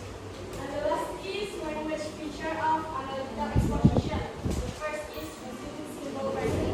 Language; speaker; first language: English; non-native, learner; Indonesian